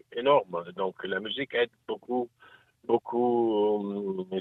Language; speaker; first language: French; non-native, fluent; English